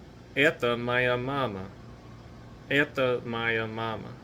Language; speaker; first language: Russian; non-native, fluent; English